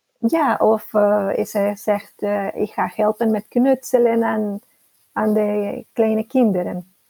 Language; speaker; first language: Dutch; non-native, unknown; Spanish